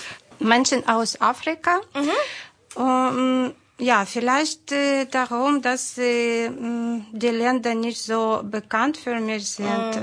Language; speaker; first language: German; non-native, fluent; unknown